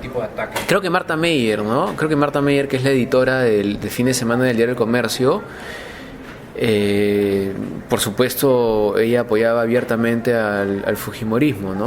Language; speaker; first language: Spanish; native; Spanish